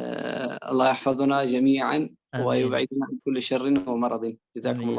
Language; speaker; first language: Arabic; non-native, fluent; Persian